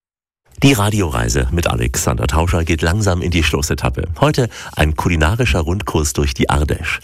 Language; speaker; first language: German; native; German